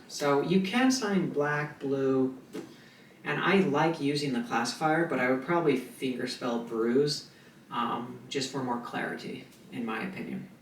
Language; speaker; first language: English; native; English